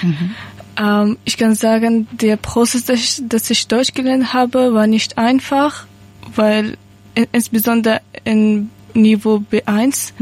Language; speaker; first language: German; non-native, learner; Persian